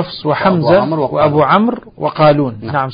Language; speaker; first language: Arabic; native; Arabic